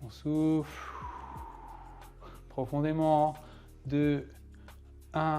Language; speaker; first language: French; native; French